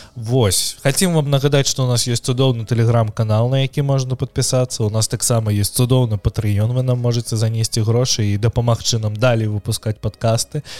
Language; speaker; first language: Belarusian; non-native, local second language; Russian